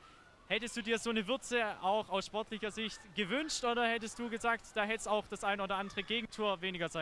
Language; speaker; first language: German; native; German